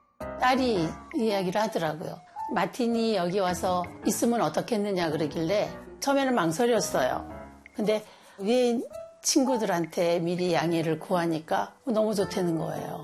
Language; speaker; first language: Korean; native; Korean